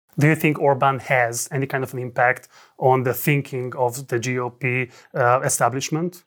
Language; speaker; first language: English; non-native, fluent; Hungarian